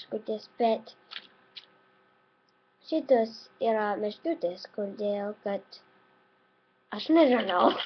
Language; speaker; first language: Lithuanian; early bilingual, heritage; Lithuanian